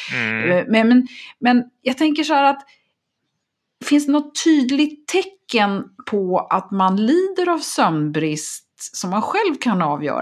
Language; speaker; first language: Swedish; native; Swedish